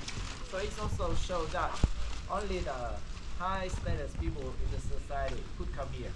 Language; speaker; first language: English; non-native, fluent; Vietnamese